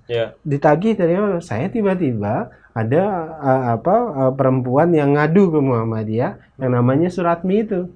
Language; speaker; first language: Indonesian; native; Indonesian